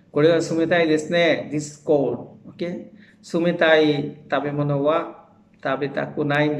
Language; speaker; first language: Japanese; non-native, fluent; Bangla